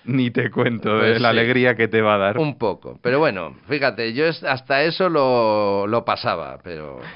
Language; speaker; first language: Spanish; non-native, fluent; Russian